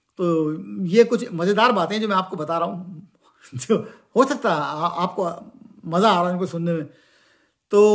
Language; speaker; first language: Hindi; native; Hindi